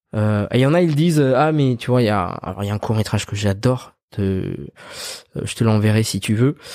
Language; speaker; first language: French; early bilingual, other home language; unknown